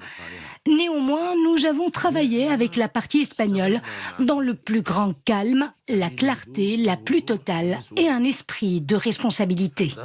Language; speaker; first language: French; non-native, local second language; Arabic